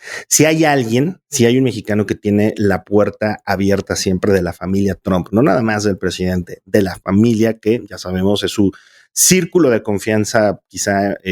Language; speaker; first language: Spanish; native; Spanish